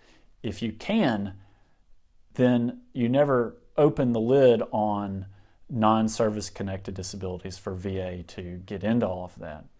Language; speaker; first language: English; native; English